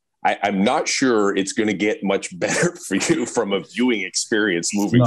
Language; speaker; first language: English; native; English